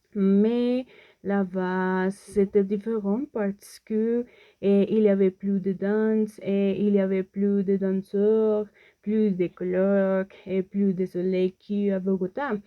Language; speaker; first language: French; non-native, learner; Spanish